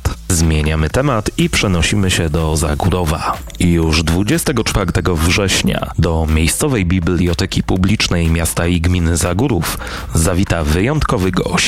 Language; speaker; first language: Polish; native; Polish